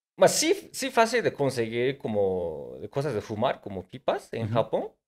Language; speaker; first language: Spanish; non-native, fluent; Japanese